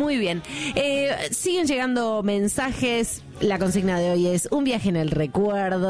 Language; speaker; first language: Spanish; native; Spanish